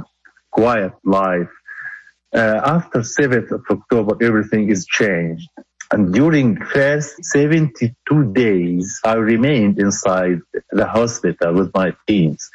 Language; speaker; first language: English; non-native, local second language; Arabic